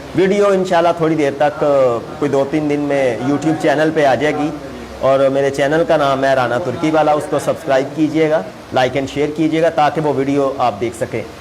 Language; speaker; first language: Urdu; non-native, local second language; Punjabi